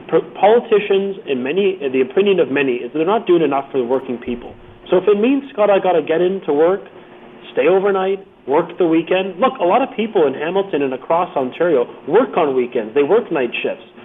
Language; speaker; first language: English; native; English